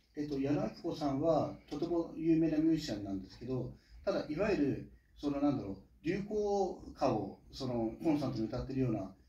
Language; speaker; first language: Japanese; native; Japanese